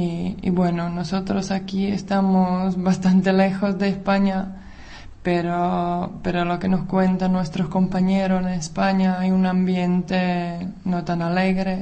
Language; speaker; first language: Spanish; non-native, fluent; Czech